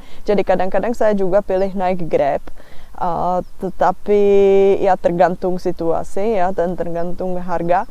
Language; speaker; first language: Indonesian; non-native, fluent; Czech